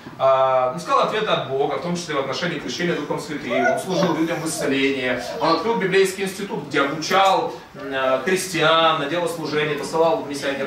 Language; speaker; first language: Russian; native; Russian